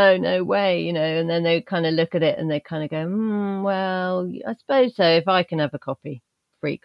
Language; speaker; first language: English; native; English